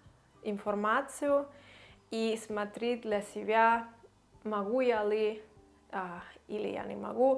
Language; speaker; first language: Russian; non-native, learner; Catalan